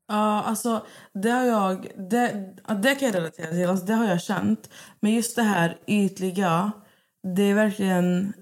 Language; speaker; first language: Swedish; native; Swedish